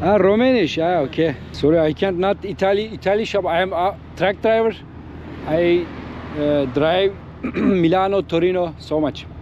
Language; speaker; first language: English; non-native, learner; Turkish